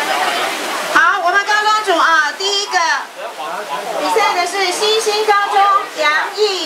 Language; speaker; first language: Chinese; native; Chinese